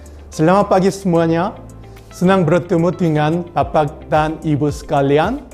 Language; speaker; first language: Indonesian; non-native, learner; Korean